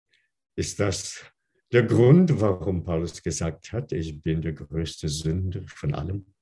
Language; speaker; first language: German; non-native, fluent; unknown